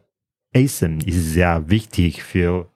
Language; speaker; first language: German; non-native, learner; Chinese